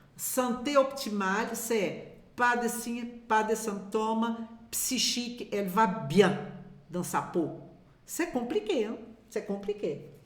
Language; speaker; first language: French; non-native, fluent; Portuguese